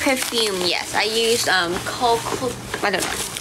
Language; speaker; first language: English; non-native, fluent; Thai